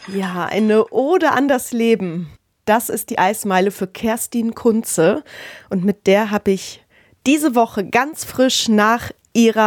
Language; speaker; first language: German; native; German